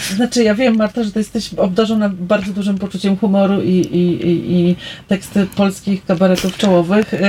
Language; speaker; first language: Polish; native; Polish